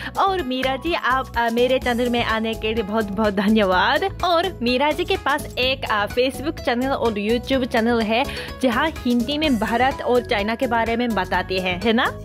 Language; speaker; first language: Hindi; non-native, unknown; Japanese